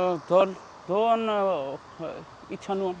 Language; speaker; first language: Korean; non-native, learner; Bangla